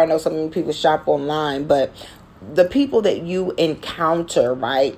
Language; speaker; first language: English; native; English